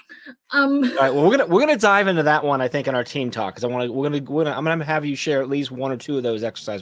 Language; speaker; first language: English; native; English